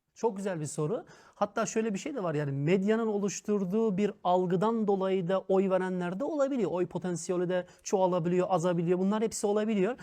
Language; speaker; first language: Turkish; early bilingual, heritage; Turkish